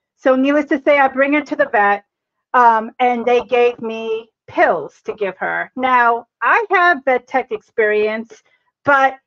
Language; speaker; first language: English; native; English